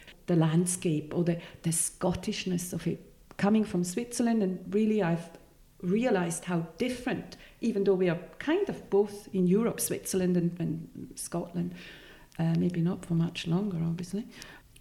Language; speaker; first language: English; non-native, fluent; Swiss German